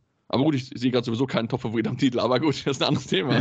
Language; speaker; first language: German; native; German